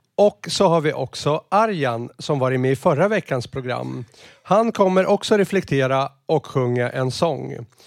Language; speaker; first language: Swedish; native; Swedish